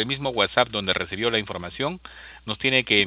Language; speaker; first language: Spanish; native; Spanish